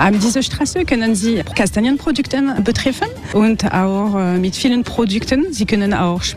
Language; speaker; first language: German; non-native, learner; French